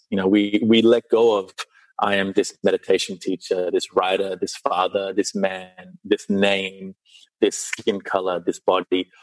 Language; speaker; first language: English; early bilingual, other home language; Sinhala